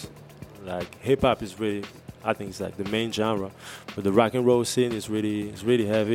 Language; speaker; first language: English; non-native, fluent; French